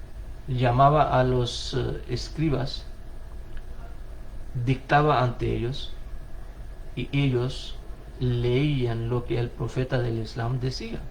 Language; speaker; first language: Spanish; non-native, fluent; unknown